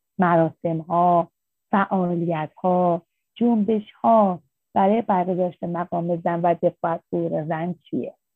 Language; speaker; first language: Persian; native; Persian